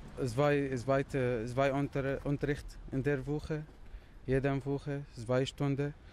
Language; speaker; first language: German; non-native, learner; Arabic